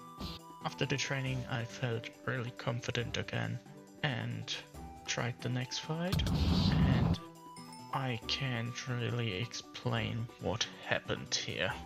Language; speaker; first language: English; non-native, fluent; German